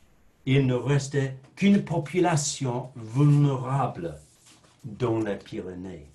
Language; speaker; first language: French; non-native, fluent; English